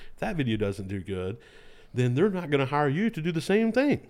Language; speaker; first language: English; native; English